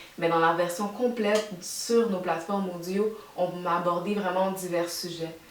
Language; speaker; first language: French; native; French